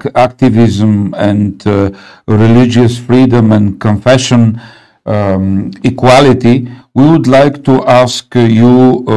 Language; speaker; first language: English; non-native, learner; Bulgarian